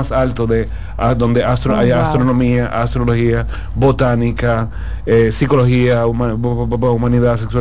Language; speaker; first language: Spanish; native; Spanish